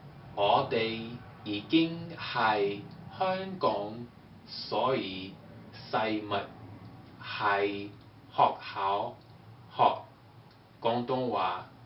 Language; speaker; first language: Cantonese; non-native, learner; English